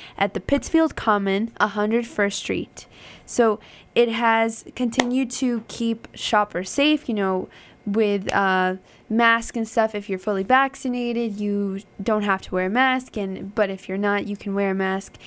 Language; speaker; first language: English; early bilingual, other home language; Spanish